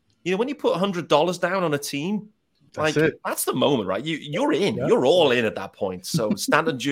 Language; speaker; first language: English; native; English